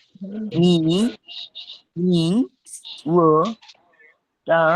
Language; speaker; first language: Chinese; non-native, learner; Bangla